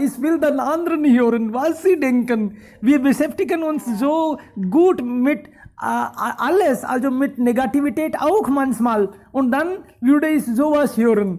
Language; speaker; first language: German; non-native, fluent; Hindi